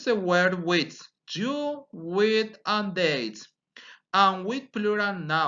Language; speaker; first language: English; non-native, fluent; Spanish